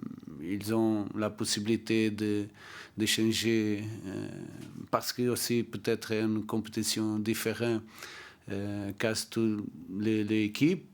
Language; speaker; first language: French; non-native, learner; Portuguese